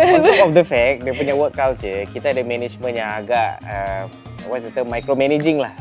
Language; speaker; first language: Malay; native; Malay